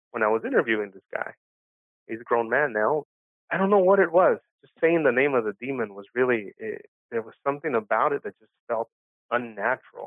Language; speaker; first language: English; early bilingual, other home language; Spanish